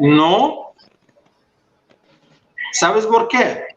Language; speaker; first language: Spanish; non-native, local second language; Arabic